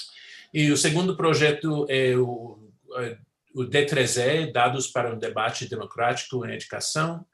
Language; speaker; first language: Portuguese; non-native, fluent; English